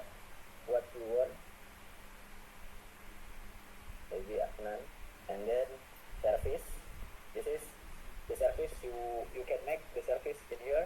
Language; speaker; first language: English; non-native, learner; Indonesian